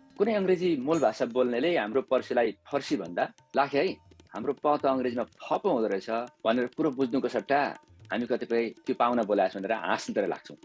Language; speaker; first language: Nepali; native; Nepali